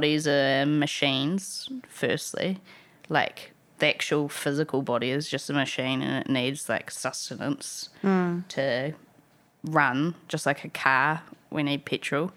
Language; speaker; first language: English; native; English